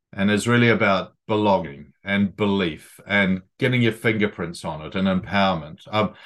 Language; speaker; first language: English; native; English